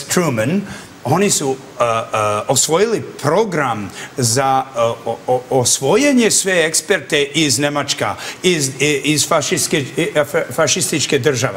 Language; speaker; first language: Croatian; early bilingual, heritage; English